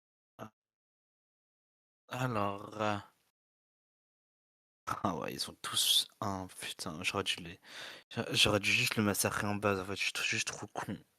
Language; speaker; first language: French; native; French